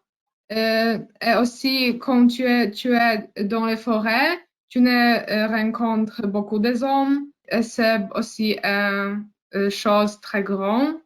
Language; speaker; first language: French; non-native, learner; Polish